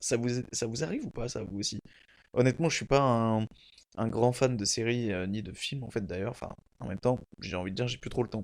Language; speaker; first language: French; native; French